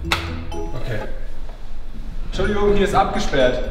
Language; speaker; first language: German; native; German